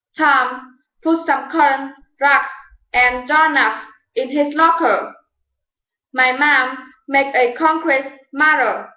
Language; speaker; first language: English; non-native, learner; Vietnamese